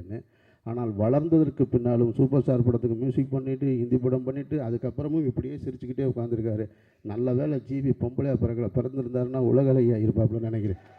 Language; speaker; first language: Tamil; native; Tamil